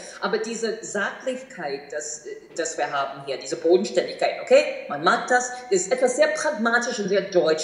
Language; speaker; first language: German; non-native, fluent; English